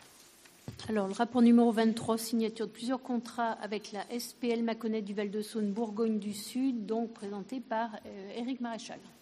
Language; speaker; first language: French; native; French